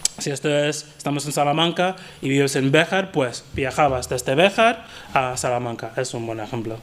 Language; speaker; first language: Spanish; non-native, fluent; English